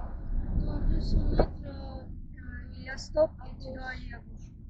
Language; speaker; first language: French; non-native, learner; Russian